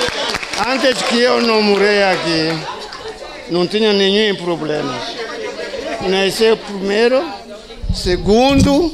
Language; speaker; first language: Portuguese; non-native, local second language; Shona